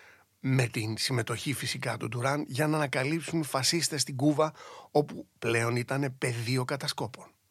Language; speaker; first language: Greek; native; Greek